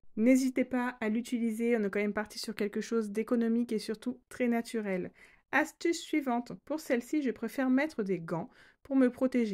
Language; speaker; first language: French; native; French